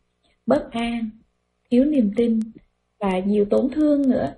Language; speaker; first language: Vietnamese; native; Vietnamese